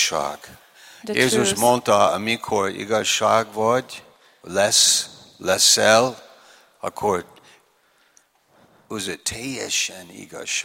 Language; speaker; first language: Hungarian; non-native, learner; English